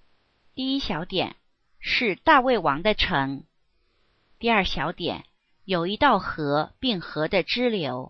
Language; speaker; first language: Chinese; native; Chinese